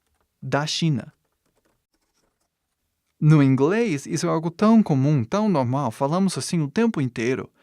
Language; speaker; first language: Portuguese; non-native, fluent; English